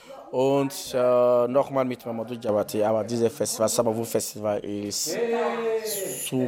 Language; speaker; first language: German; non-native, learner; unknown